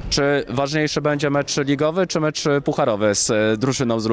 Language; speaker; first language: Polish; native; Polish